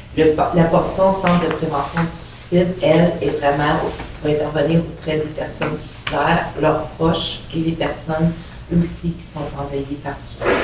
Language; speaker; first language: French; native; French